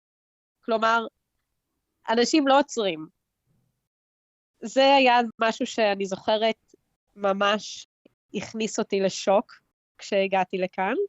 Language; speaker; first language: Hebrew; early bilingual, heritage; Hebrew